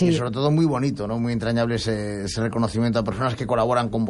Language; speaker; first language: Spanish; native; Spanish